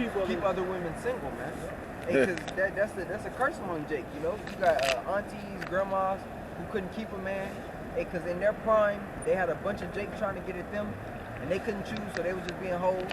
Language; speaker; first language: English; native; English